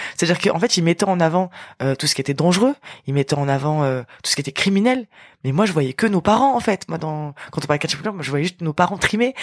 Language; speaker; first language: French; native; French